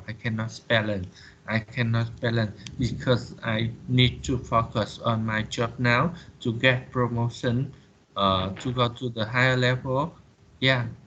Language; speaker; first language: English; non-native, learner; Vietnamese